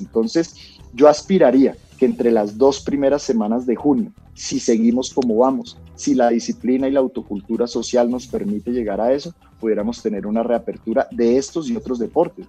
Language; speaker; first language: Spanish; native; Spanish